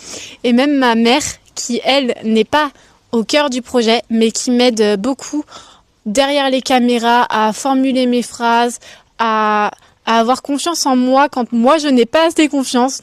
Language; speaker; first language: French; native; French